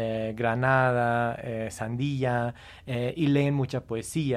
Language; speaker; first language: Spanish; non-native, fluent; English